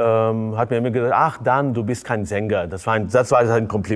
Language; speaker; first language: German; non-native, fluent; Hebrew